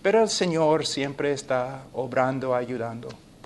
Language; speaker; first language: Spanish; non-native, fluent; English